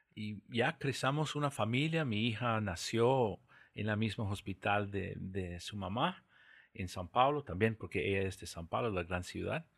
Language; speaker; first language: Spanish; non-native, fluent; English